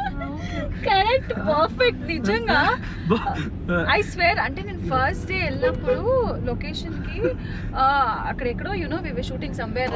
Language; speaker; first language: Telugu; native; Telugu